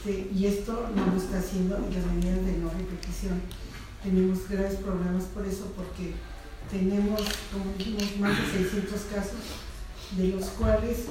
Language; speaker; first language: Spanish; native; Spanish